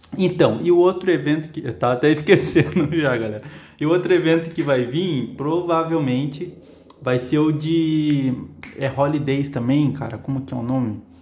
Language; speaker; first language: Portuguese; native; Portuguese